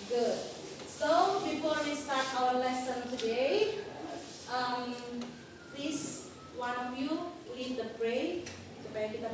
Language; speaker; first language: English; non-native, fluent; Indonesian